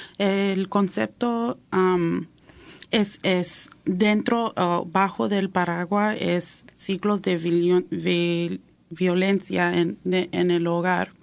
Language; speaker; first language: Spanish; early bilingual, heritage; Spanish